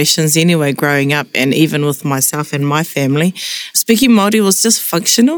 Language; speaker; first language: English; non-native, local second language; Māori